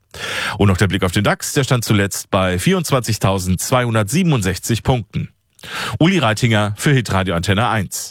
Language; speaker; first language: German; native; German